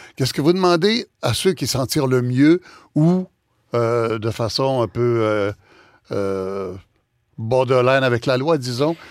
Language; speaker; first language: French; native; French